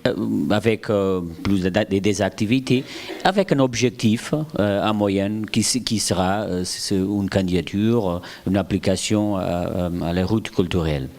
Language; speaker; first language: French; non-native, fluent; Portuguese